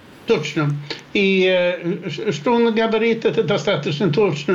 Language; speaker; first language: Russian; non-native, fluent; Swedish